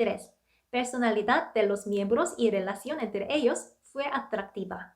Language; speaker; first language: Spanish; non-native, fluent; Korean